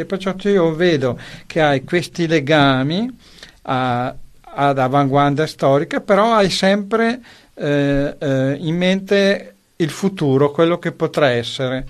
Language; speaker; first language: Italian; native; Italian